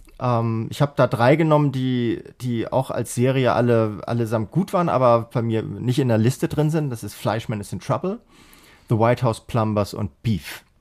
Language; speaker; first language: German; native; German